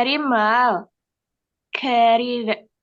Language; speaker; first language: Korean; non-native, learner; Indonesian